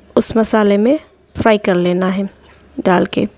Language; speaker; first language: Hindi; non-native, local second language; Odia